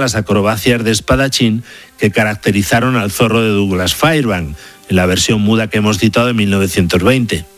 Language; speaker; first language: Spanish; native; Spanish